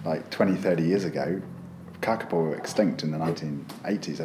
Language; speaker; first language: English; native; English